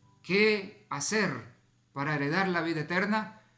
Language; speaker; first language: Spanish; native; Spanish